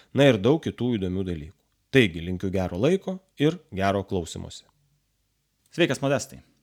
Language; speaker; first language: Lithuanian; native; Lithuanian